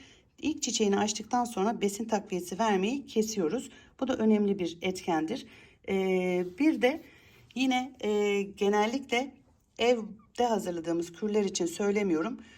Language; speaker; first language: Turkish; native; Turkish